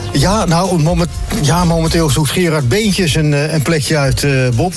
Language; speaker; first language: Dutch; native; Dutch